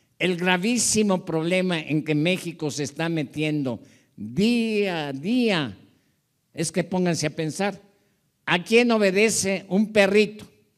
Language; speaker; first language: Spanish; early bilingual, other home language; Japanese